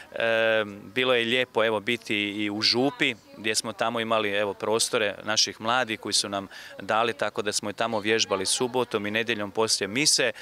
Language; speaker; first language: Croatian; native; Croatian